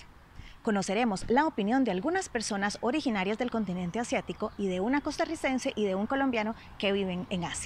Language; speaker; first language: Spanish; native; Spanish